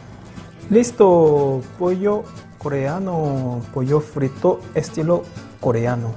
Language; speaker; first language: Spanish; non-native, local second language; Korean